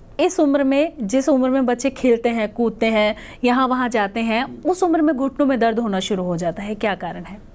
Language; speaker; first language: Hindi; native; Hindi